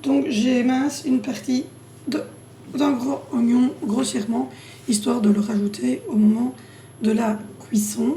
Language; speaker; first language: French; native; French